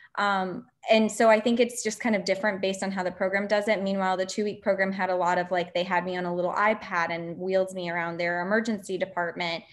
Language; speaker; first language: English; native; English